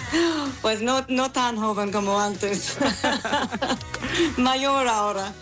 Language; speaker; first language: Spanish; non-native, fluent; English